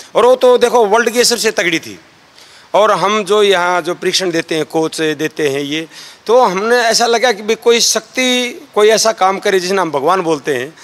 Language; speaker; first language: Hindi; native; Hindi